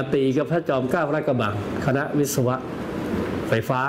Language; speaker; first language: Thai; native; Thai